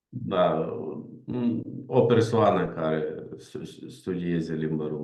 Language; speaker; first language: Romanian; non-native, learner; Ukrainian